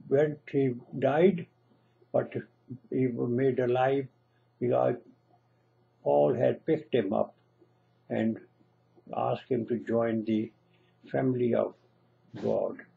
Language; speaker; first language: English; non-native, local second language; Punjabi